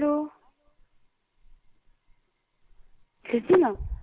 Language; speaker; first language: English; non-native, learner; French